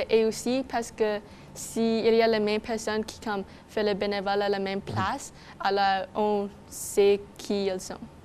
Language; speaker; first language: French; non-native, local second language; English